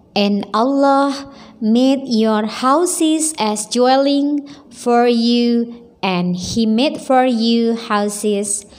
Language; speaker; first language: English; non-native, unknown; Indonesian